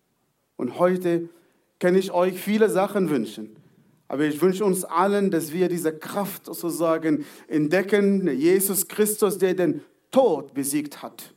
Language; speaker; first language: German; non-native, fluent; Arabic